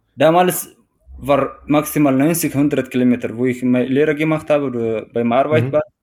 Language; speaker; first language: German; non-native, fluent; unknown